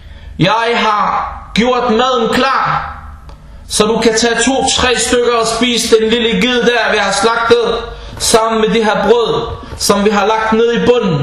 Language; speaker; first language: Danish; non-native, fluent; Arabic